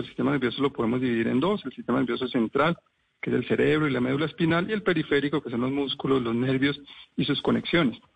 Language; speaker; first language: Spanish; native; Spanish